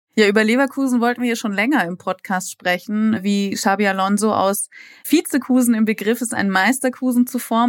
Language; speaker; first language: German; native; German